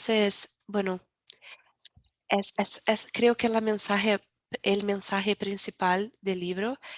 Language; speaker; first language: Spanish; non-native, learner; Portuguese